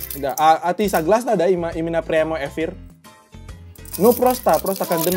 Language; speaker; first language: Russian; non-native, fluent; Indonesian